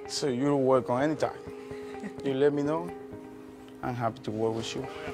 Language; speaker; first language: English; non-native, learner; Spanish